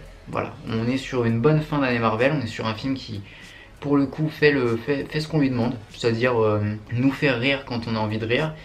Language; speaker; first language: French; native; French